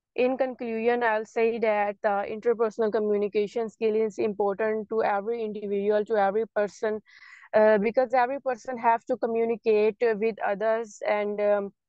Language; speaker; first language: English; non-native, local second language; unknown